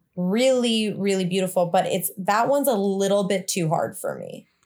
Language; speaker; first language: English; native; English